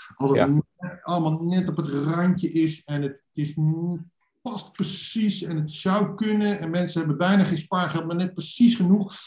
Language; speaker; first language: Dutch; native; Dutch